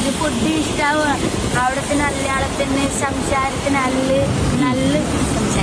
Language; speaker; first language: Malayalam; non-native, local second language; Marwari